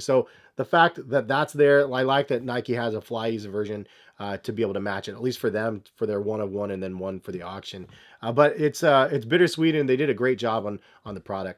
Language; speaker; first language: English; native; English